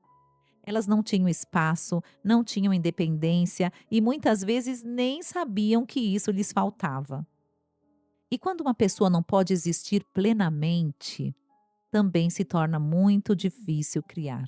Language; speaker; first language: Portuguese; native; Portuguese